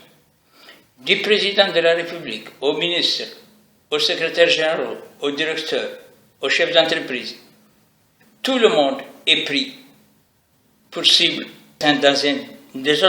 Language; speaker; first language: French; non-native, local second language; Arabic